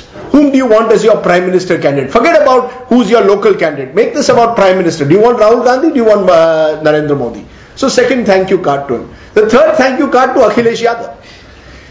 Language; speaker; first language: English; non-native, local second language; Marathi